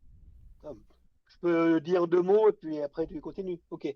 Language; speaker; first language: French; non-native, fluent; Spanish